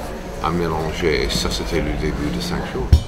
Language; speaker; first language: French; non-native, fluent; English